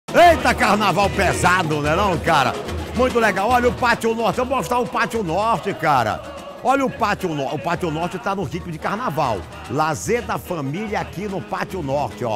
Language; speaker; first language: Portuguese; native; Portuguese